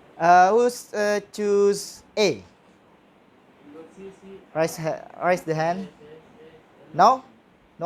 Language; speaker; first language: English; non-native, learner; Indonesian